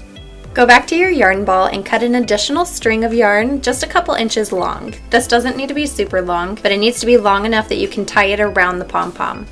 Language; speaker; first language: English; native; English